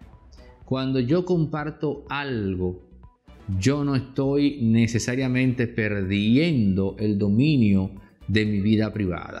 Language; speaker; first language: Spanish; native; Spanish